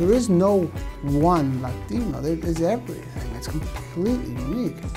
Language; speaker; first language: English; early bilingual, other home language; Spanish